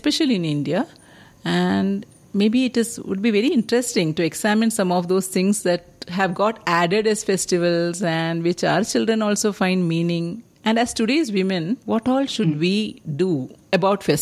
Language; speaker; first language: English; non-native, local second language; Malayalam